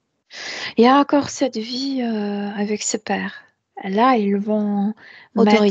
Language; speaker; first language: French; non-native, fluent; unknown